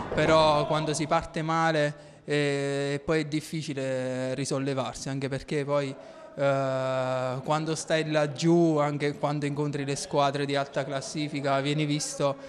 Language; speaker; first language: Italian; native; Italian